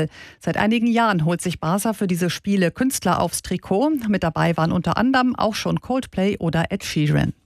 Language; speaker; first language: German; native; German